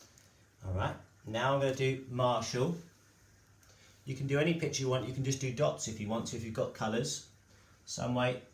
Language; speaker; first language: English; native; English